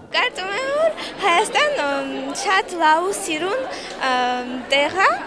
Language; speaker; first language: Armenian; early bilingual, heritage; Armenian